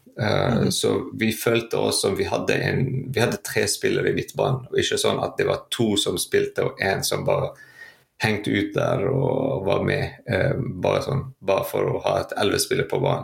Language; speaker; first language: Norwegian; non-native, fluent; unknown